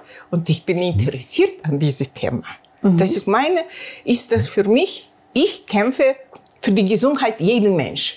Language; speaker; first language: German; non-native, learner; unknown